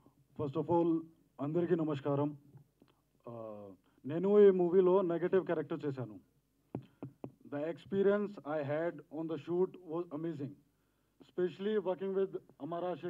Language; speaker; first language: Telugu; non-native, learner; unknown